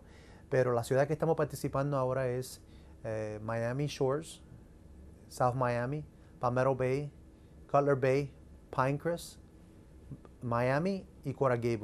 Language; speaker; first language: Spanish; early bilingual, heritage; English